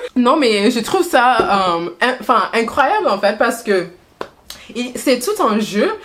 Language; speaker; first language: French; non-native, fluent; English